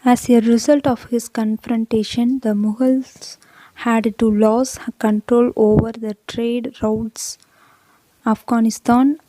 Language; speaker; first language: English; non-native, local second language; Tamil